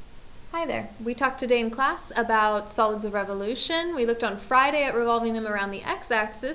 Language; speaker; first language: English; native; English